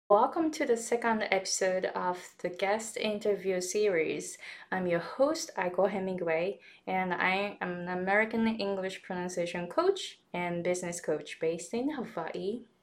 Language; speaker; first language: English; non-native, fluent; Japanese